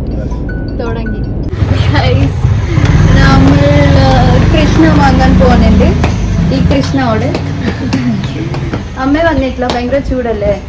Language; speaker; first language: Malayalam; early bilingual, heritage; Malayalam